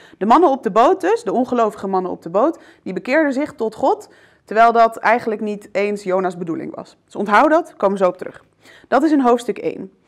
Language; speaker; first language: Dutch; early bilingual, other home language; Arabic